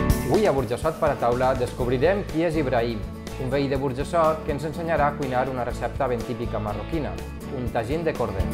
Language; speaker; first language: Catalan; native; Catalan